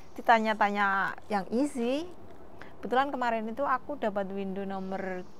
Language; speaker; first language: Indonesian; non-native, local second language; Javanese